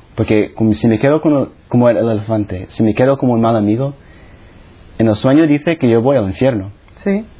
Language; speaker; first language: Spanish; non-native, fluent; Filipino